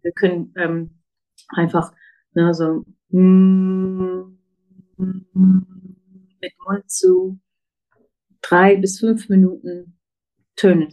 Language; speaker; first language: German; non-native, fluent; English